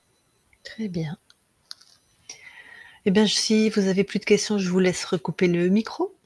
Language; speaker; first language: French; native; French